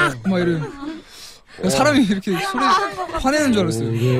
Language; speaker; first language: Korean; native; Korean